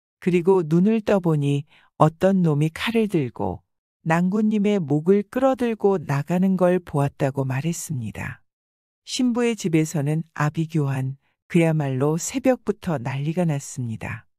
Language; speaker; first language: Korean; native; Korean